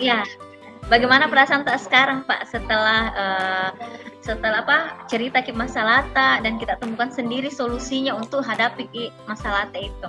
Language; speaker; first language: Indonesian; non-native, local second language; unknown